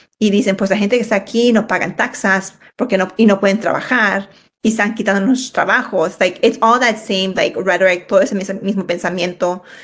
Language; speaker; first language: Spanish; early bilingual, heritage; Spanish